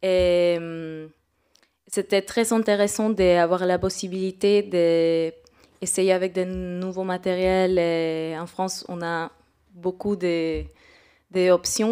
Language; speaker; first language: French; non-native, fluent; Spanish